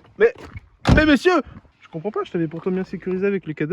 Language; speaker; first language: French; native; French